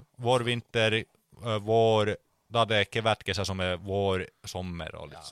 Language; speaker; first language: Norwegian; non-native, fluent; Finnish